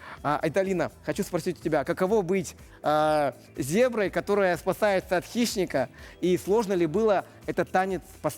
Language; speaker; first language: Russian; native; Russian